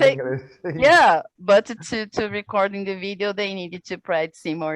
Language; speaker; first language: English; non-native, learner; Portuguese